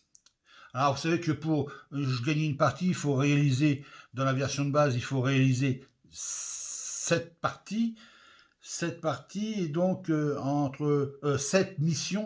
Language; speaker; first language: French; native; French